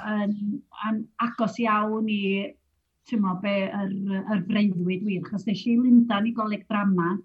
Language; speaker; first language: Welsh; native; Welsh